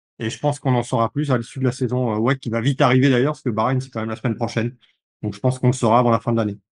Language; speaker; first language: French; native; French